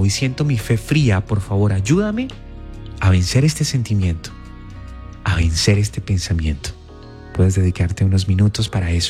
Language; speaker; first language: Spanish; native; Spanish